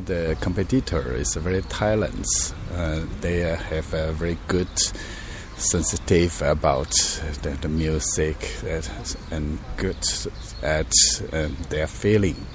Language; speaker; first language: English; non-native, learner; Chinese